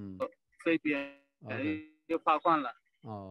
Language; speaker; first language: Chinese; non-native, learner; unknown